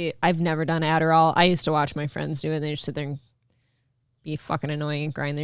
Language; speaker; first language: English; native; English